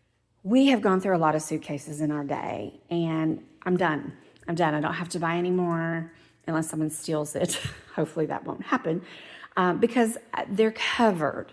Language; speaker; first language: English; native; English